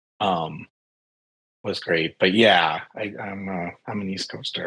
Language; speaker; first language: English; native; English